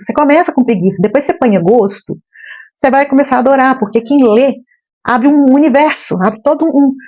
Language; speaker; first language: Portuguese; native; Portuguese